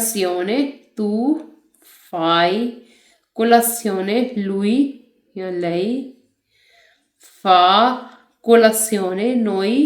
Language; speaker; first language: Italian; non-native, fluent; Urdu